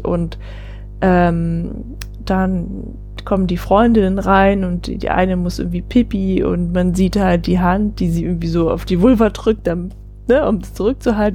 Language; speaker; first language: German; native; German